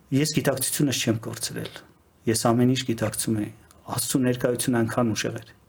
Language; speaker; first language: Armenian; native; Armenian